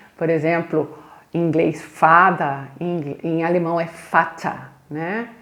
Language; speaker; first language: Portuguese; native; Portuguese